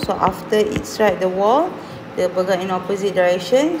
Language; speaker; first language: English; non-native, local second language; Malay